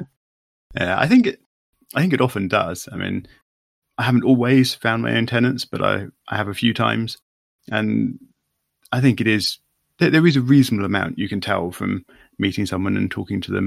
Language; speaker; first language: English; native; English